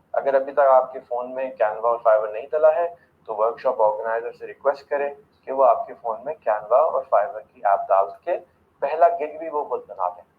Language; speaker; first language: Urdu; native; Urdu